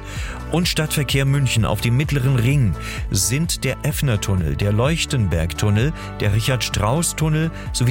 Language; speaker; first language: German; native; German